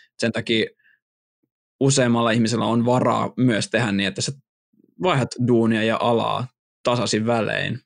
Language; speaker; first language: Finnish; native; Finnish